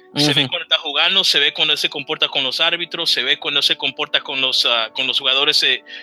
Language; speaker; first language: Spanish; early bilingual, heritage; Spanish